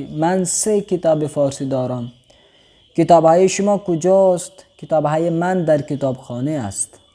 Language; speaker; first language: Persian; non-native, learner; Urdu